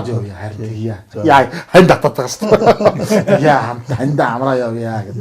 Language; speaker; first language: Mongolian; native; Mongolian